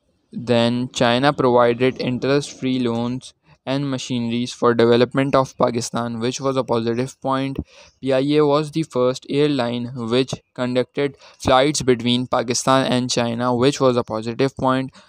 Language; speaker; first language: English; non-native, local second language; Urdu